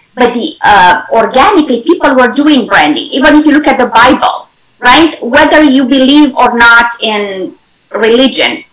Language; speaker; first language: English; non-native, fluent; Romanian